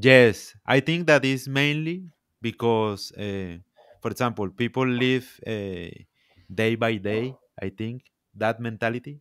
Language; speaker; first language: English; non-native, learner; Spanish